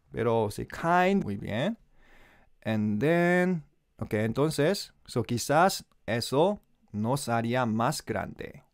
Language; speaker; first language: Spanish; non-native, learner; Korean